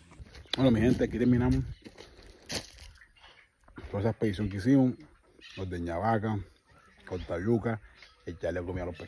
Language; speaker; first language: Spanish; native; Spanish